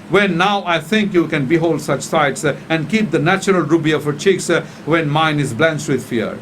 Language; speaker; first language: English; non-native, fluent; Bangla